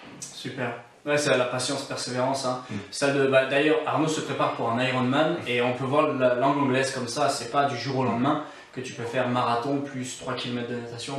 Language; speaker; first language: French; non-native, fluent; English